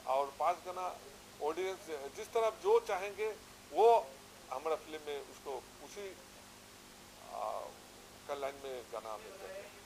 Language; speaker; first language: Hindi; non-native, local second language; Assamese